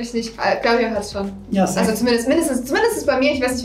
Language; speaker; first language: German; native; German